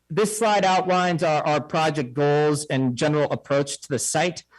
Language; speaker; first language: English; native; English